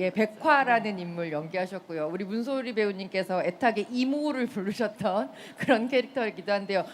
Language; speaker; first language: Korean; native; Korean